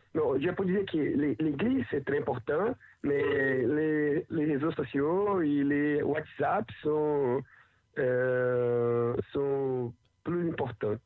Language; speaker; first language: French; non-native, learner; Portuguese